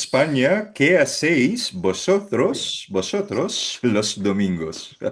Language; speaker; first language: Spanish; non-native, fluent; Filipino